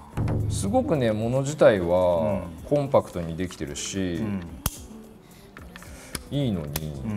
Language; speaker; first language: Japanese; native; Japanese